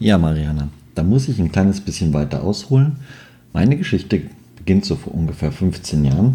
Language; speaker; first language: German; native; German